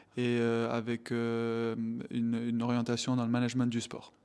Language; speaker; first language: French; non-native, local second language; Arabic